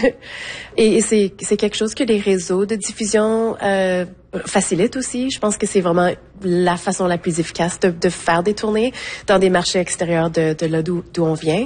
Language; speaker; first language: French; native; French